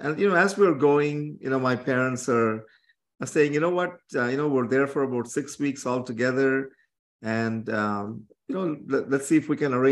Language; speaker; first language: English; non-native, local second language; Tamil